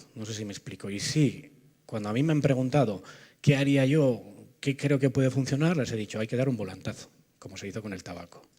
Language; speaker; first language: Spanish; native; Spanish